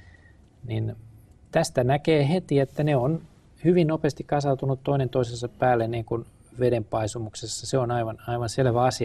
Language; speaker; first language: Finnish; native; Finnish